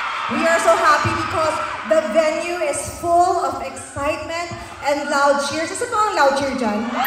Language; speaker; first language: English; non-native, local second language; Filipino